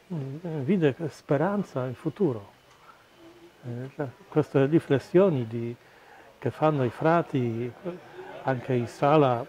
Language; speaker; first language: Italian; non-native, fluent; Polish